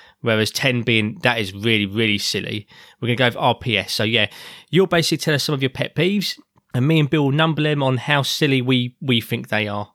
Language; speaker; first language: English; native; English